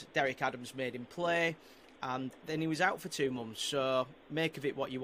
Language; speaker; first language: English; native; English